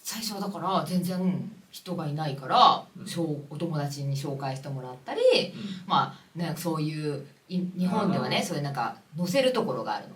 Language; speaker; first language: Japanese; native; Japanese